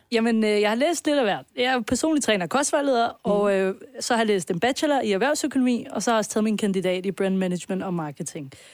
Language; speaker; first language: Danish; early bilingual, other home language; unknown